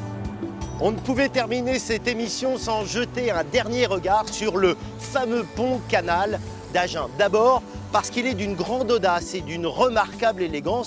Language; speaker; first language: French; native; French